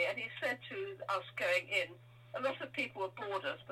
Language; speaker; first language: English; native; English